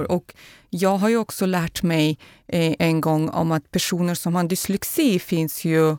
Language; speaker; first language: Swedish; non-native, fluent; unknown